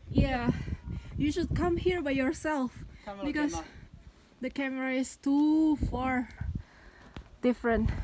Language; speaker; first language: English; non-native, fluent; Indonesian